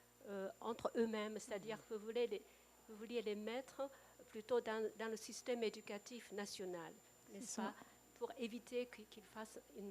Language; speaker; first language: French; non-native, fluent; Japanese